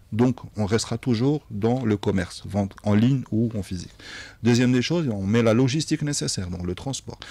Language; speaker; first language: French; non-native, local second language; Arabic